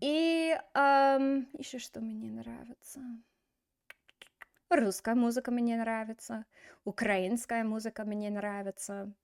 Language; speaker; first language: Russian; non-native, fluent; English